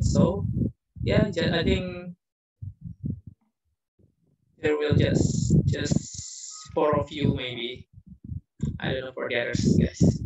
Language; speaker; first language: English; non-native, fluent; Indonesian